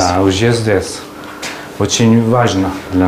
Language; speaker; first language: Russian; non-native, fluent; Hungarian